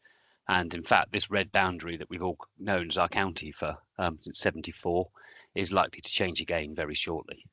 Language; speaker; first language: English; native; English